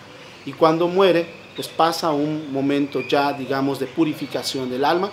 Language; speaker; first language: Spanish; native; Spanish